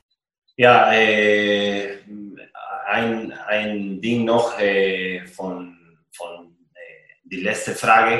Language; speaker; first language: German; non-native, fluent; Spanish